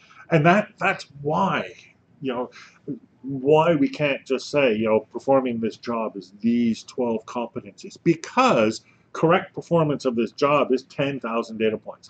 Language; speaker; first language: English; native; English